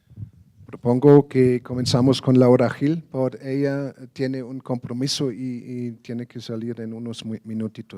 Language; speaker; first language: Spanish; non-native, fluent; German